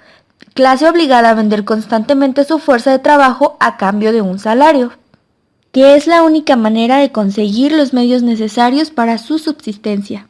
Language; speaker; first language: Spanish; native; Spanish